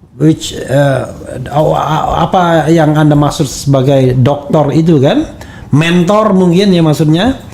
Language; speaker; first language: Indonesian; native; Indonesian